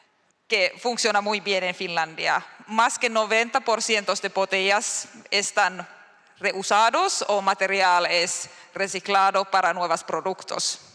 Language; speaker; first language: Spanish; non-native, learner; Finnish